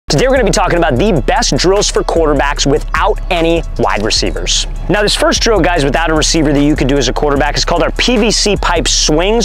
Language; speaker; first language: English; native; English